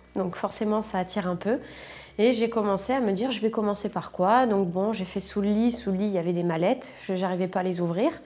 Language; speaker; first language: French; native; French